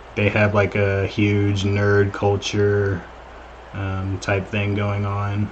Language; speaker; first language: English; native; English